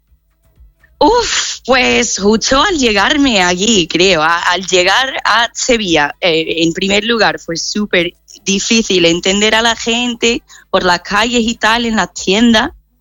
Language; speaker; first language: Spanish; non-native, fluent; English